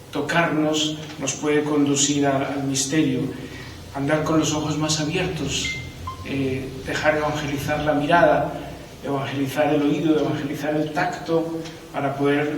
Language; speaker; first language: Spanish; native; Spanish